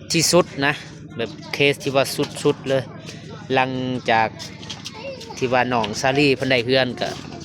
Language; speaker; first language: Lao; native; Lao